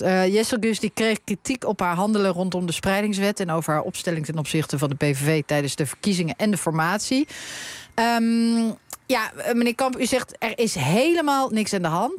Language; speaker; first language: Dutch; native; Dutch